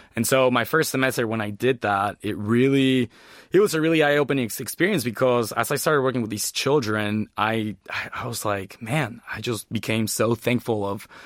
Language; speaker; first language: English; early bilingual, other home language; Spanish